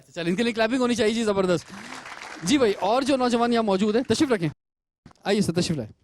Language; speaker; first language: Urdu; native; Urdu